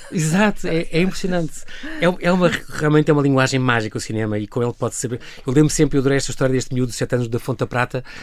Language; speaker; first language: Portuguese; native; Portuguese